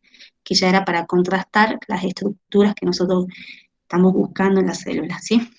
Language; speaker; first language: Spanish; native; Spanish